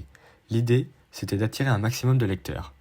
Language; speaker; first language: French; native; French